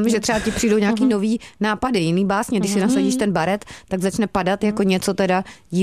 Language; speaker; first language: Czech; native; Czech